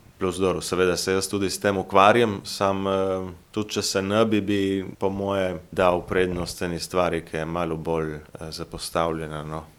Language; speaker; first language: Slovenian; native; Slovenian